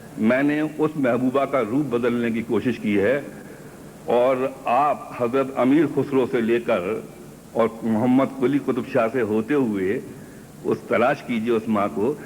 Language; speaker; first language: Urdu; native; Urdu